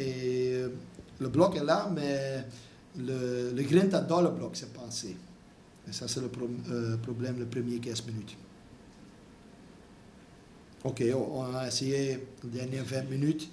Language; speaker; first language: French; non-native, local second language; Dutch